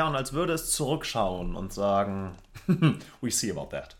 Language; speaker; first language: German; native; German